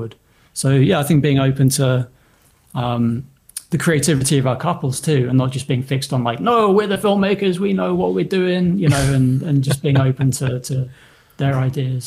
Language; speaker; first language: English; native; English